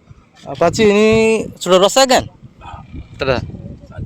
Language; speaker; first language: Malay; non-native, learner; Bangla